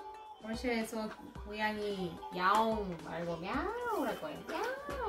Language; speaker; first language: Korean; non-native, fluent; Russian